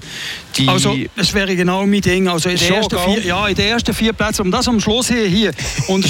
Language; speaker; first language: German; native; German